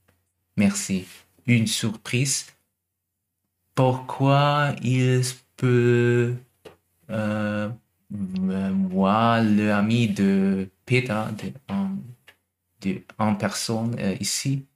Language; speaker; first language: French; non-native, learner; German